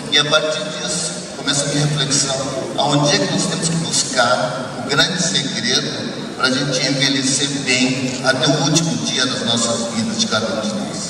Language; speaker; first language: Portuguese; early bilingual, other home language; Japanese